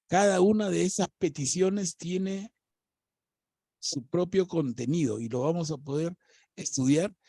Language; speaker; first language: Spanish; native; Spanish